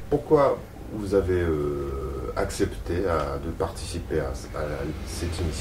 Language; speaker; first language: French; non-native, fluent; Japanese